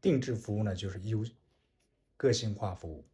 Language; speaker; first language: Chinese; native; Chinese